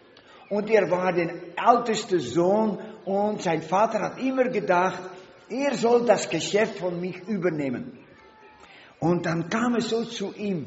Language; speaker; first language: German; non-native, learner; Dutch